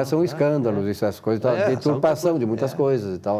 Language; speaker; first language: Portuguese; native; Portuguese